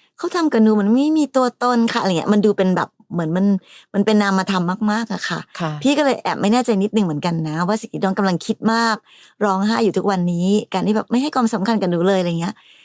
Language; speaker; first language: Thai; native; Thai